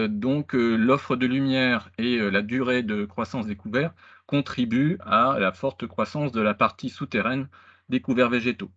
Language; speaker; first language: French; native; French